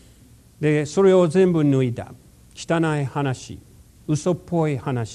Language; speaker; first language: Japanese; non-native, fluent; English